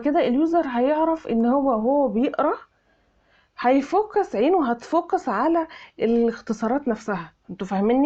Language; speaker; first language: Arabic; native; Arabic